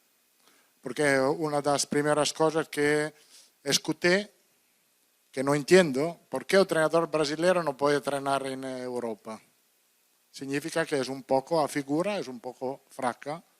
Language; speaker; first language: Portuguese; non-native, fluent; Italian